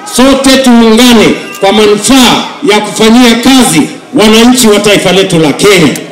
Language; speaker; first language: Swahili; non-native, local second language; Kalenjin